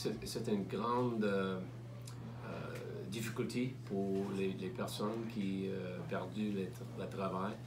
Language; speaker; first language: French; non-native, learner; English